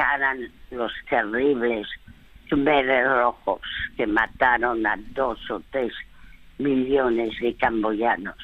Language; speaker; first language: Spanish; early bilingual, other home language; French